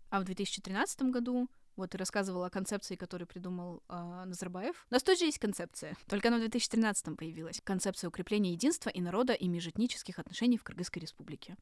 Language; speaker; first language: Russian; native; Russian